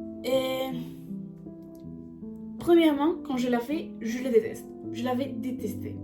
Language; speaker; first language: French; non-native, learner; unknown